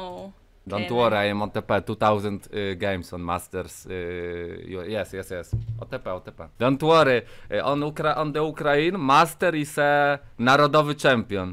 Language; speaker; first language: English; non-native, learner; Polish